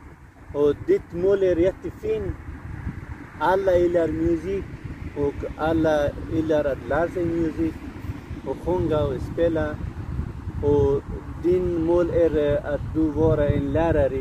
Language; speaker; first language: Swedish; non-native, learner; Persian